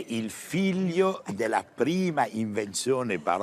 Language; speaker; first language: Italian; native; Italian